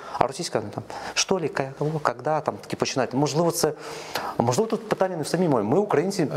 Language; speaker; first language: Ukrainian; non-native, local second language; Russian